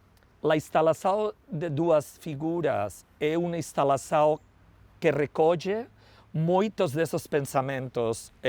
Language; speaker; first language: Portuguese; non-native, learner; Spanish